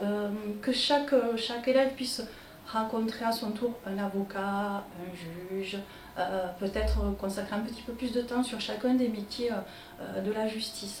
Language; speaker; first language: French; native; French